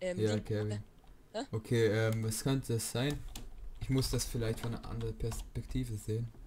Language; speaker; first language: German; native; German